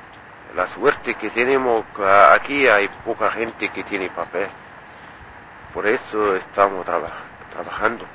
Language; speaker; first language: Spanish; non-native, learner; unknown